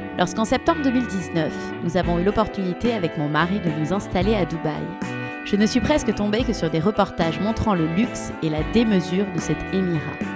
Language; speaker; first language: French; native; French